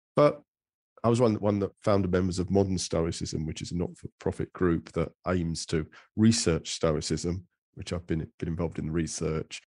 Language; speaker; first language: English; native; English